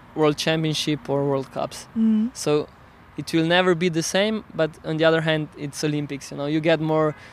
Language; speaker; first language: English; non-native, fluent; Slovenian